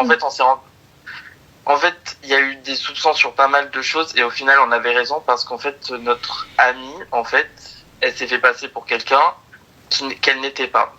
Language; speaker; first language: French; native; French